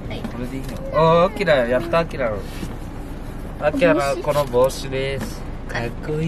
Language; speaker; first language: Japanese; early bilingual, other home language; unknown